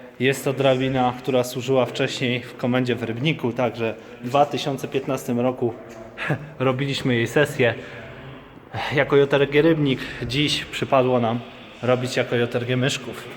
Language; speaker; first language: Polish; native; Polish